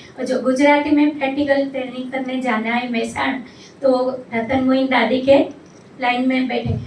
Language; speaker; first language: Hindi; non-native, local second language; Odia